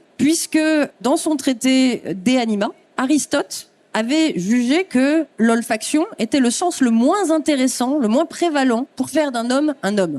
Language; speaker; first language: French; native; French